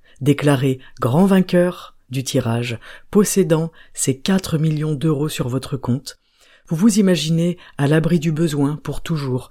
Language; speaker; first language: French; native; French